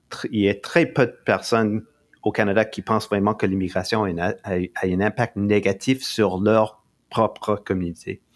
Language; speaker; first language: French; non-native, local second language; English